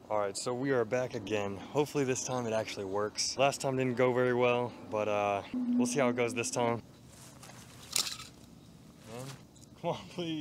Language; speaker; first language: English; native; English